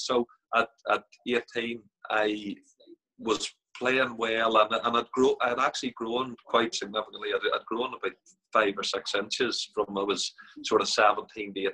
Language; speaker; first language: English; native; English